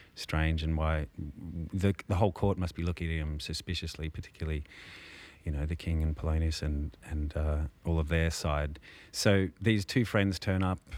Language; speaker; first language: English; native; English